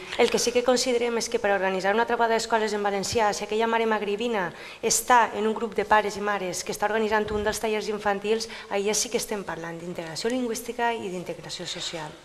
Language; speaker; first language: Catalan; native; Catalan